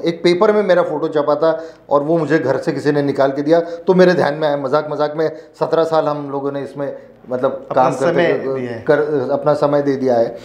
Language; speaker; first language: Hindi; non-native, local second language; Marathi